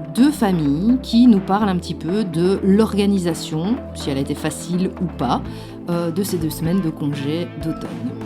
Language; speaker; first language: French; native; French